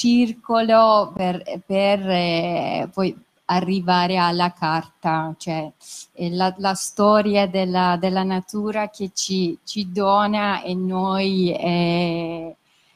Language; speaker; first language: Italian; non-native, fluent; Persian